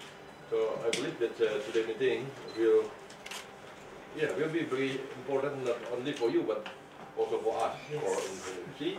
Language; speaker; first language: English; non-native, fluent; Indonesian